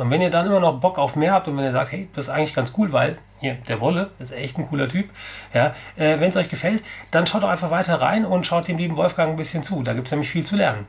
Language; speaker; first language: German; native; German